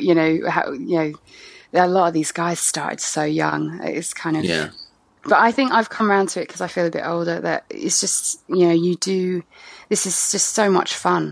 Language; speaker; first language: English; native; English